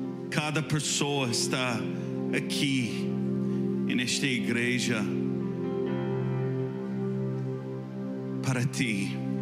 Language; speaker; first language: Portuguese; non-native, learner; English